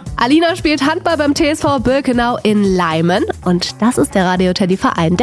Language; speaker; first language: German; native; German